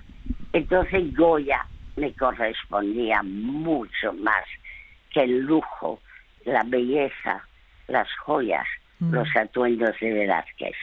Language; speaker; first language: Spanish; early bilingual, other home language; French